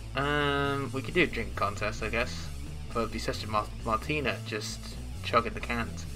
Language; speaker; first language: English; native; English